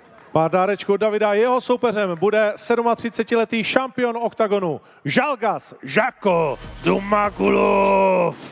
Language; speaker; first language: Czech; native; Czech